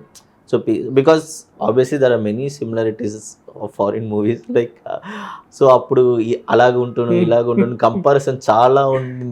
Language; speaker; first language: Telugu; early bilingual, heritage; Telugu